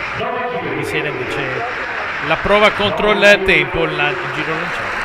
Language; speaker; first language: Italian; native; Italian